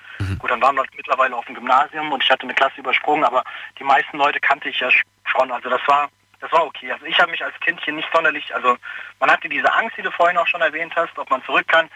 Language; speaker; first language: German; early bilingual, other home language; Persian